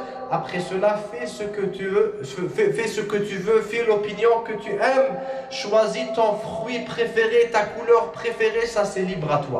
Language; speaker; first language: French; non-native, local second language; Arabic